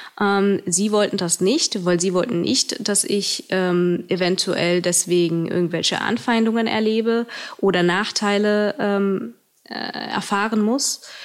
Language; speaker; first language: German; early bilingual, other home language; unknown